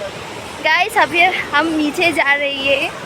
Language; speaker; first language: Hindi; non-native, local second language; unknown